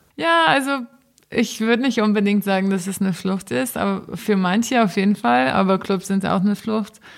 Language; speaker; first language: German; non-native, fluent; Portuguese